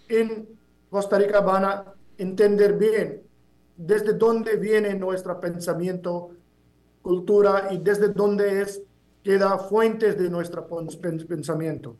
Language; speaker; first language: Spanish; non-native, fluent; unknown